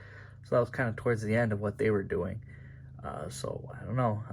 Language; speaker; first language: English; native; English